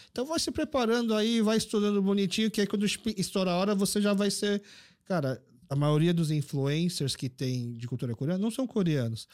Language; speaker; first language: Portuguese; early bilingual, other home language; Korean